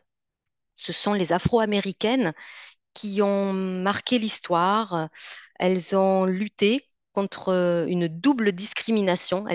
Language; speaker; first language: French; native; French